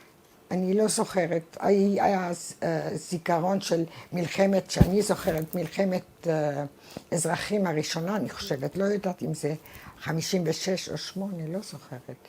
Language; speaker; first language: Hebrew; non-native, fluent; Arabic